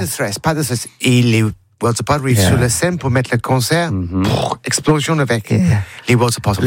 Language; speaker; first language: French; non-native, learner; English